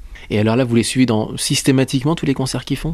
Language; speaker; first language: French; native; French